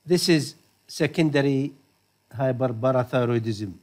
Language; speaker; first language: English; non-native, fluent; Arabic